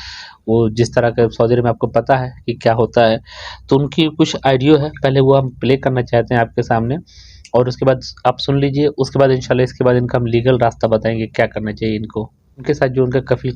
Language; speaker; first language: Hindi; native; Hindi